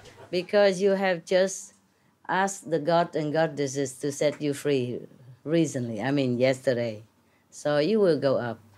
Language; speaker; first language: English; non-native, fluent; Vietnamese